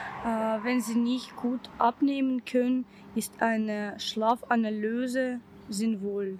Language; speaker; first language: German; non-native, learner; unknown